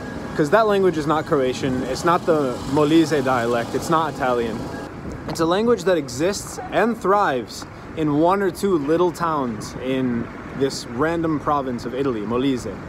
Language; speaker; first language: English; native; English